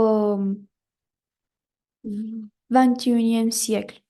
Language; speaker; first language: French; non-native, fluent; Spanish